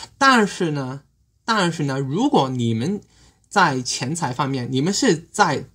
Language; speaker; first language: Chinese; non-native, local second language; Cantonese